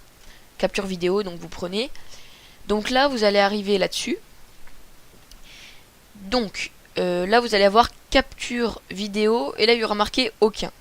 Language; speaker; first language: French; native; French